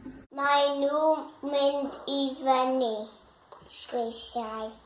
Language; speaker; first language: Welsh; non-native, learner; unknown